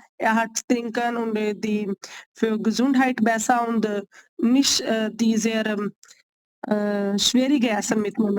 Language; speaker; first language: German; non-native, learner; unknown